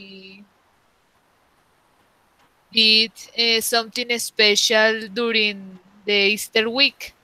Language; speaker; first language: English; non-native, learner; Spanish